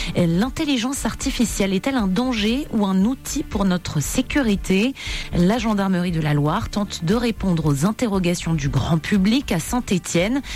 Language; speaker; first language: French; native; French